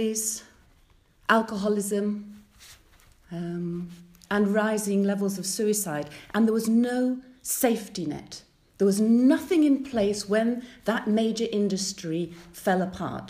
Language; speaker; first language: English; native; English